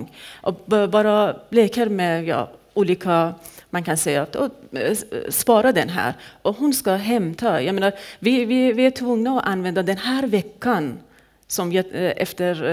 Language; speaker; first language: Swedish; non-native, fluent; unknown